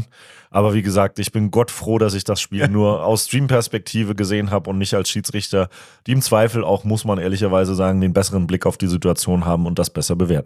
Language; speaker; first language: German; native; German